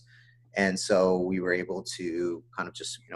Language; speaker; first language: English; native; English